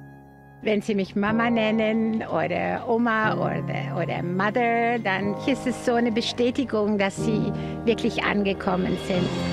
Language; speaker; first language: German; non-native, fluent; Dutch